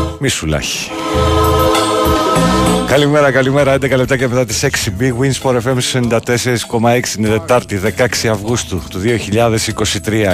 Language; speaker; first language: Greek; native; Greek